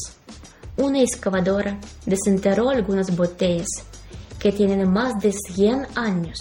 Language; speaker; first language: Spanish; non-native, fluent; Ukrainian